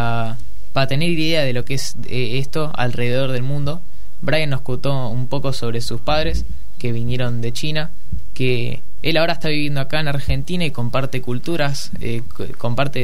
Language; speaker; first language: Spanish; native; Spanish